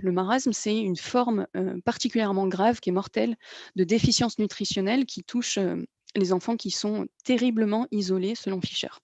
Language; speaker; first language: French; native; French